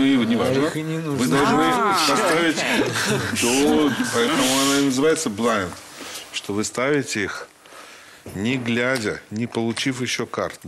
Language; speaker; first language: Russian; native; Russian